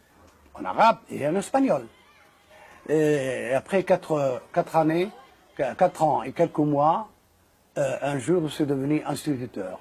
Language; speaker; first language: French; non-native, fluent; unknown